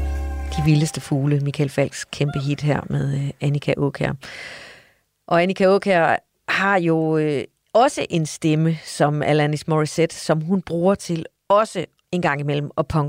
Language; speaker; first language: Danish; native; Danish